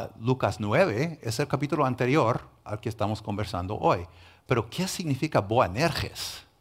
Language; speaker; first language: Spanish; non-native, fluent; English